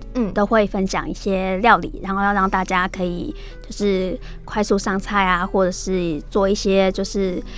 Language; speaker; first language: Chinese; native; Chinese